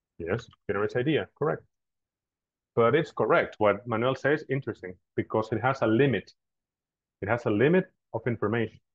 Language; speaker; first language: English; non-native, fluent; Spanish